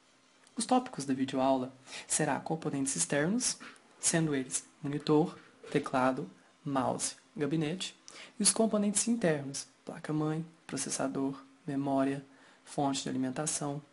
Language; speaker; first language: Portuguese; native; Portuguese